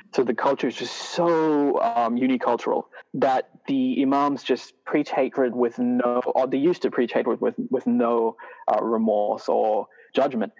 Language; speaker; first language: English; non-native, fluent; Arabic